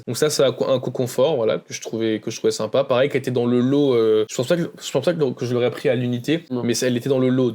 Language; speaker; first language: French; native; French